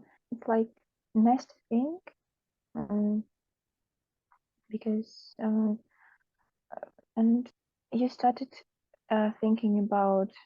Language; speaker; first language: English; non-native, learner; Russian